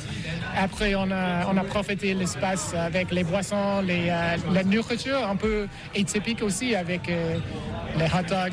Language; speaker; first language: French; non-native, learner; English